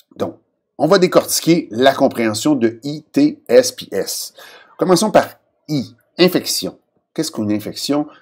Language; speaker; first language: French; native; French